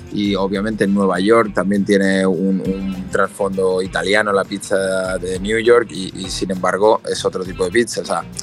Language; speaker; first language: Spanish; native; Spanish